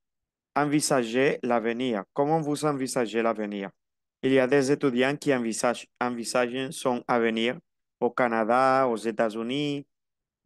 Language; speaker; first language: French; non-native, fluent; Spanish